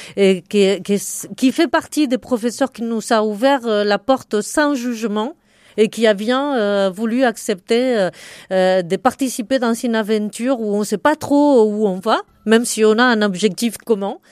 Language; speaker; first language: French; non-native, fluent; Spanish